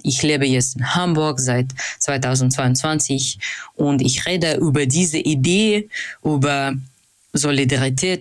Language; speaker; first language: German; non-native, fluent; Russian